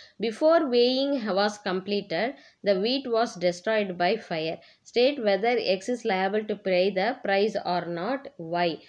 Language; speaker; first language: English; non-native, local second language; Tamil